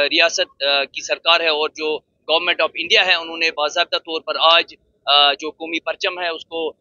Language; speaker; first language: Urdu; non-native, local second language; Kashmiri